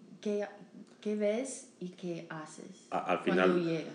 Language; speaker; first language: Spanish; non-native, learner; English